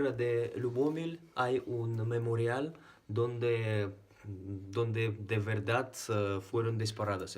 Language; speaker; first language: Spanish; non-native, fluent; Ukrainian